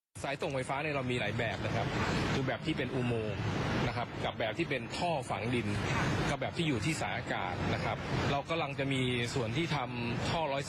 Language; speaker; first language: Thai; native; Thai